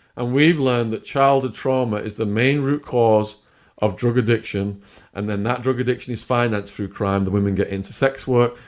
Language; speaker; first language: English; native; English